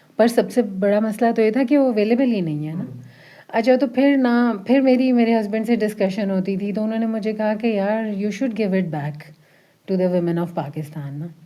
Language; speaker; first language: Urdu; early bilingual, heritage; Urdu